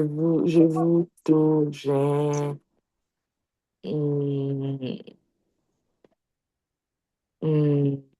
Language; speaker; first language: French; non-native, learner; English